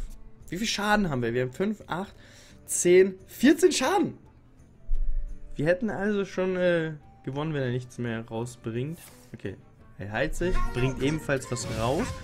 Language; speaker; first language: German; native; German